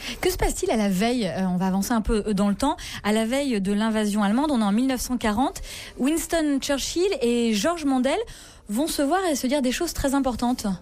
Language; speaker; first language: French; native; French